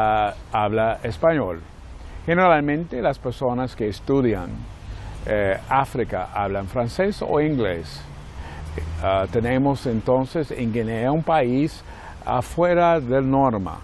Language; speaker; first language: Spanish; non-native, fluent; Portuguese